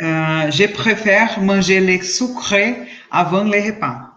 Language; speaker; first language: French; non-native, learner; Portuguese